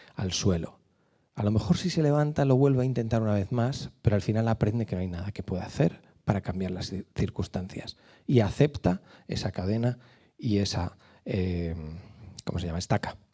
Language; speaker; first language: Spanish; native; Spanish